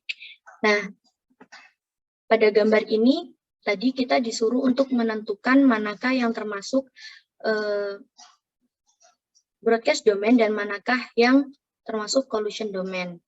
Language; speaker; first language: Indonesian; native; Indonesian